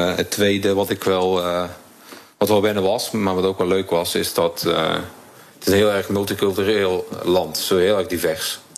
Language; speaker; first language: Dutch; native; Dutch